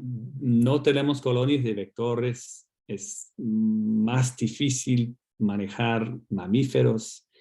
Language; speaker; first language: Spanish; non-native, fluent; English